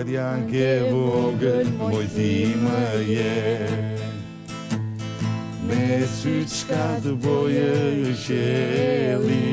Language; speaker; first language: Albanian; native; Albanian